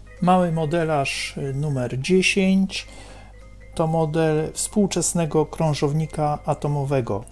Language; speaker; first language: Polish; native; Polish